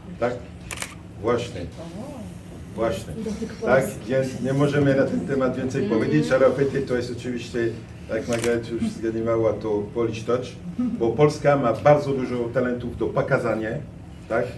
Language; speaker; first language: Polish; non-native, fluent; French